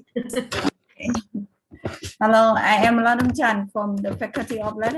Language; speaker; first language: English; non-native, fluent; Lao